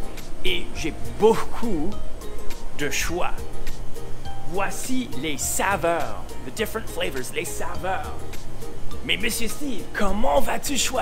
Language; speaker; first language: French; non-native, learner; English